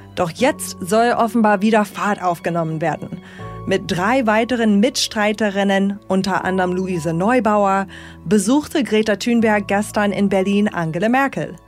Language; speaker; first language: German; native; German